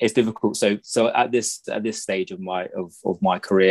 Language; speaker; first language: English; native; English